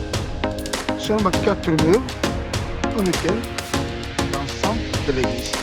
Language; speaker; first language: French; non-native, fluent; Assyrian Neo-Aramaic